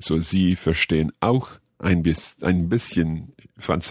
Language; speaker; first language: German; non-native, learner; English